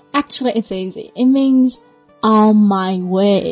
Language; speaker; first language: English; non-native, fluent; Chinese